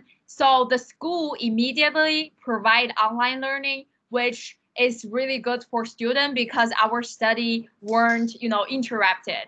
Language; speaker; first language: English; non-native, fluent; Chinese